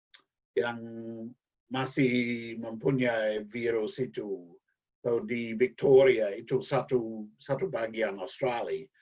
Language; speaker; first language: Indonesian; non-native, learner; English